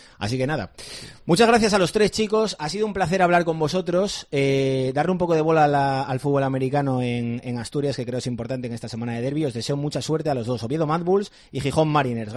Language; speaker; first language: Spanish; native; Spanish